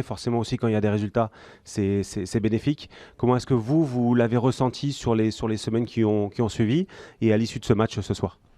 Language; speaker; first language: French; native; French